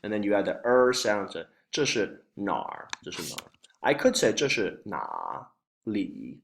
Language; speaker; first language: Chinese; non-native, fluent; English